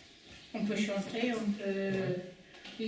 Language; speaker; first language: French; non-native, learner; English